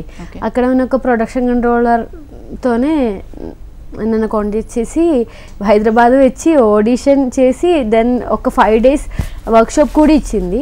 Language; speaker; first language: Telugu; non-native, learner; Malayalam